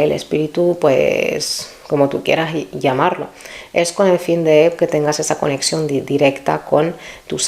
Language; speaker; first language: Spanish; native; Spanish